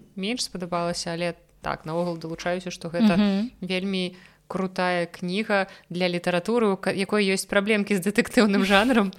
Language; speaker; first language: Belarusian; non-native, local second language; Russian